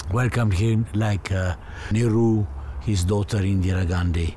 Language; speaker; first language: English; non-native, fluent; Slovenian